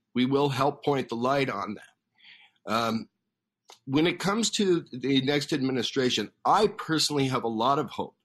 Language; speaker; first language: English; native; English